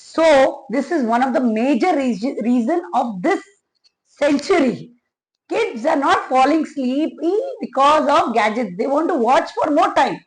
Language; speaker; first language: English; non-native, local second language; Kannada